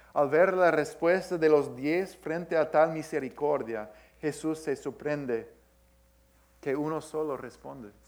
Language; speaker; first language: Spanish; early bilingual, heritage; Spanish